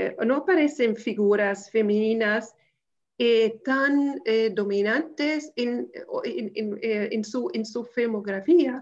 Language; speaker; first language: Spanish; non-native, fluent; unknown